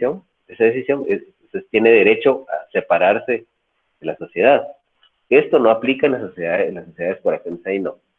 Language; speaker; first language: Spanish; native; Spanish